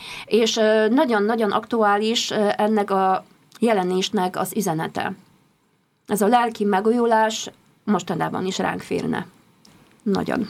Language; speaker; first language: Hungarian; non-native, fluent; Polish